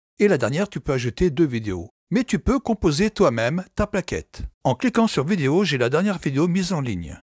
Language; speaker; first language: French; native; French